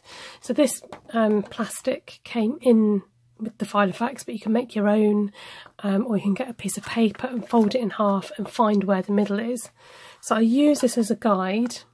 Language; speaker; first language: English; native; English